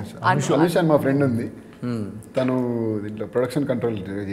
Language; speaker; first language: Telugu; native; Telugu